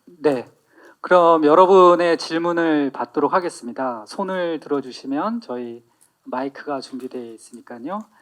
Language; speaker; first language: Korean; native; Korean